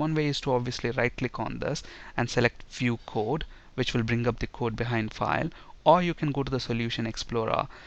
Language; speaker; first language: English; non-native, local second language; Telugu